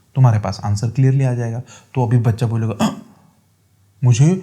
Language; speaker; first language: Hindi; non-native, local second language; Marathi